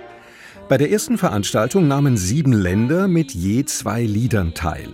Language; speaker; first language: German; native; German